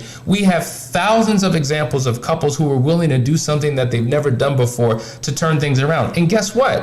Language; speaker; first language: English; native; English